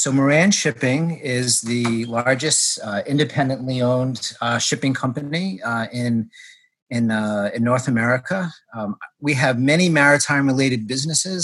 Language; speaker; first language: English; native; English